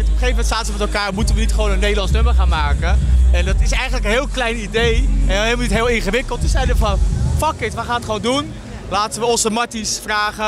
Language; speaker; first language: Dutch; native; Dutch